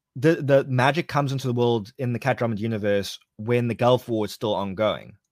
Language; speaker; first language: English; native; English